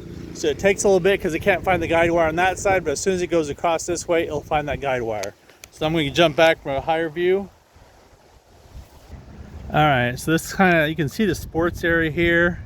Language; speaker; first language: English; native; English